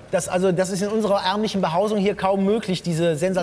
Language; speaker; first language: German; native; German